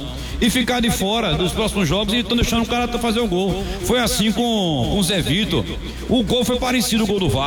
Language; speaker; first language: Portuguese; native; Portuguese